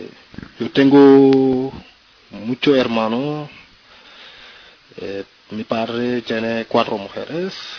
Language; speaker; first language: Spanish; non-native, learner; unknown